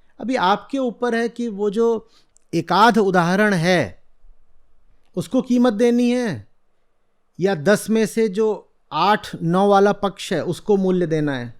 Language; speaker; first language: Hindi; native; Hindi